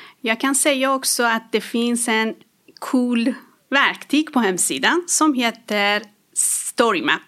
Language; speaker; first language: Swedish; non-native, fluent; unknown